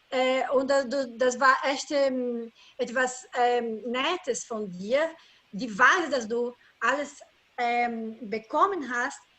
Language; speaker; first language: German; non-native, learner; Portuguese